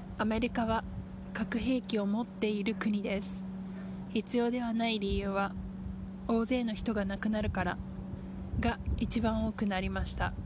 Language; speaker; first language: Japanese; native; Japanese